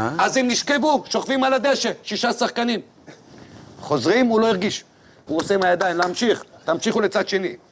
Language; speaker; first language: Hebrew; native; Hebrew